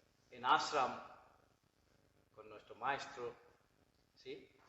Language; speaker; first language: Spanish; non-native, learner; Bangla